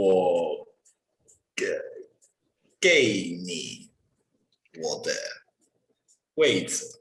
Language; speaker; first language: Chinese; non-native, learner; English